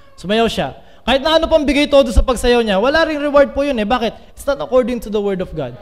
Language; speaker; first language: Filipino; native; Filipino